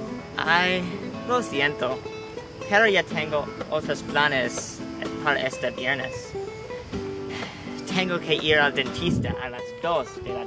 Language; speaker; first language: Spanish; non-native, learner; English